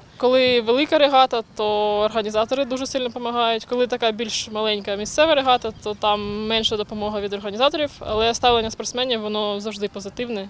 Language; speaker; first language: Ukrainian; native; Ukrainian